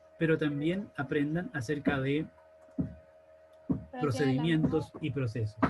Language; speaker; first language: Spanish; native; Spanish